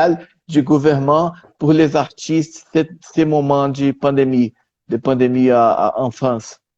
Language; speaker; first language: French; non-native, learner; Portuguese